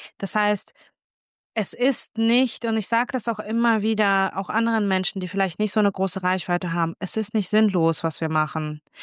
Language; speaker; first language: German; early bilingual, other home language; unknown